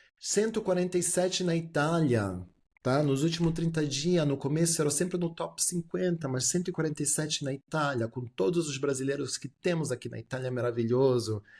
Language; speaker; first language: Portuguese; early bilingual, heritage; Portuguese